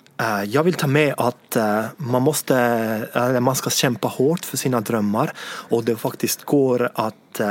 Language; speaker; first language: Swedish; non-native, fluent; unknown